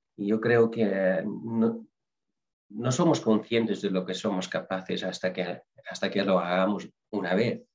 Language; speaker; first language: Spanish; non-native, fluent; Dutch